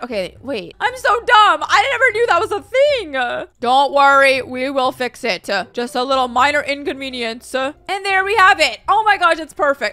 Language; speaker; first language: English; native; English